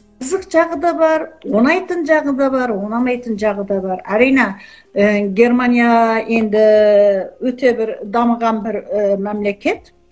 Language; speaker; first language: Kazakh; early bilingual, heritage; Kazakh